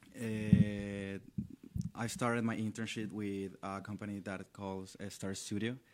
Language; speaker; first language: English; non-native, learner; Spanish